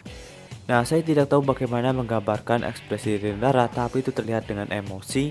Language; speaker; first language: Indonesian; native; Indonesian